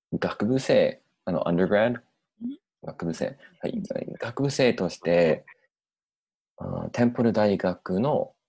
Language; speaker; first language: Japanese; non-native, learner; English